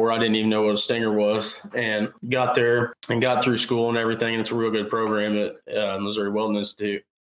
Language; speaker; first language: English; native; English